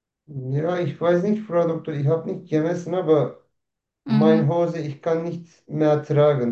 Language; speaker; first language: German; non-native, learner; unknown